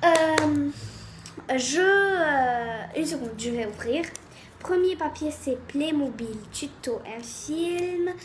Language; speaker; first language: French; native; French